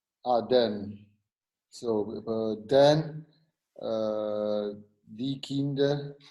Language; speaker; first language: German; non-native, learner; English